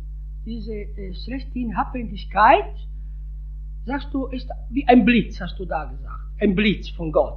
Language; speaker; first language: German; non-native, fluent; Italian